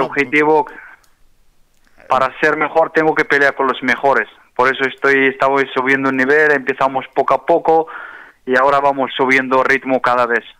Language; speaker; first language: Spanish; non-native, fluent; Arabic